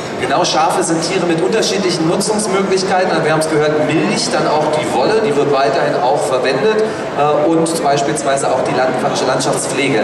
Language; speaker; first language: German; native; German